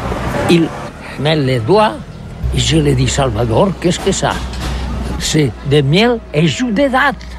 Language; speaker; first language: French; non-native, learner; Catalan